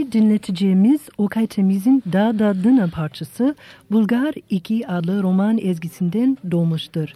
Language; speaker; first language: Turkish; non-native, fluent; English